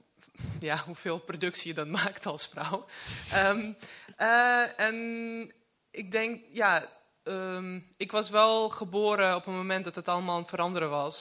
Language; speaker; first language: Dutch; non-native, fluent; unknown